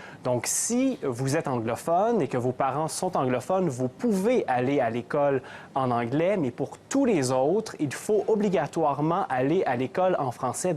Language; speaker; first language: French; native; French